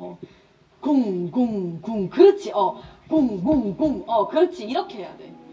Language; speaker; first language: Korean; native; Korean